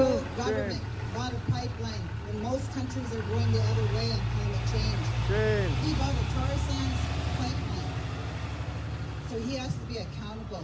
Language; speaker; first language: English; native; English